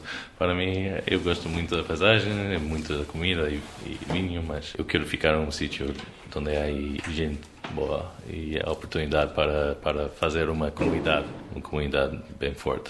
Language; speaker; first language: Portuguese; non-native, learner; English